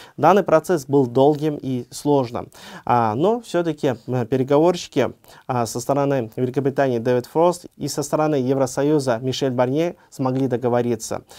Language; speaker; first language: Russian; non-native, local second language; Uzbek